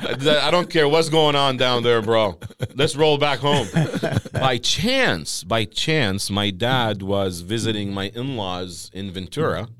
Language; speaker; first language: English; non-native, fluent; Arabic